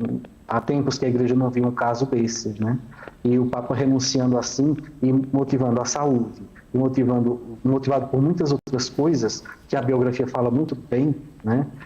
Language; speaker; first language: Portuguese; native; Portuguese